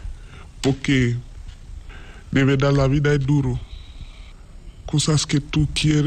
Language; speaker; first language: Spanish; non-native, learner; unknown